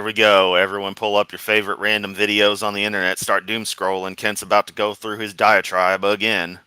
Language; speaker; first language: English; native; English